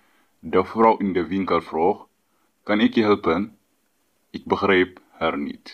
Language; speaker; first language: Dutch; non-native, learner; Tigrinya